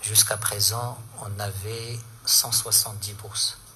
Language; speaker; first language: French; non-native, local second language; Arabic